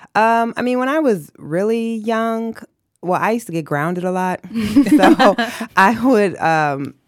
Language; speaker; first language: English; native; English